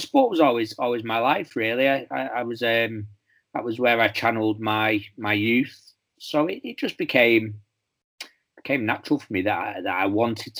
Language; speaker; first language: English; native; English